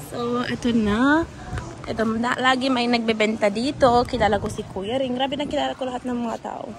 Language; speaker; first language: Filipino; non-native, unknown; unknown